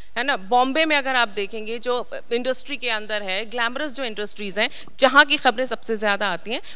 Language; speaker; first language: Hindi; native; Hindi